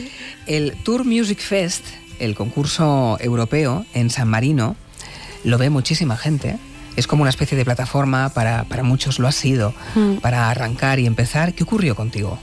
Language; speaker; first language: Spanish; native; Spanish